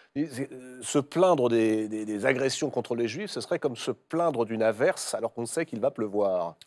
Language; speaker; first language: French; native; French